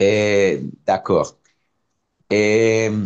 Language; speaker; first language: French; non-native, fluent; Spanish